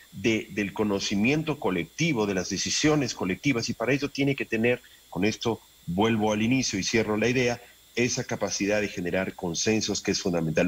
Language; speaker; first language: Spanish; native; Spanish